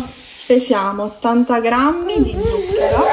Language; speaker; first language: Italian; native; Italian